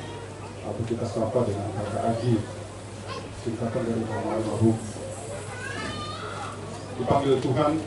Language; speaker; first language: Indonesian; native; Indonesian